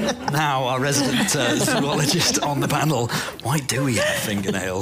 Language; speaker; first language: English; native; English